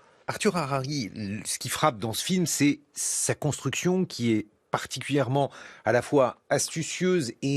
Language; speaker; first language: French; native; French